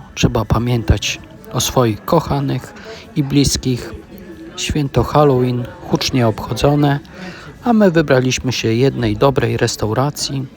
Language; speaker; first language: Polish; native; Polish